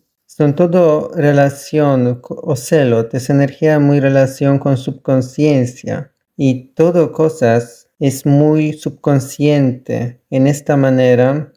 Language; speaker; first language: Spanish; non-native, learner; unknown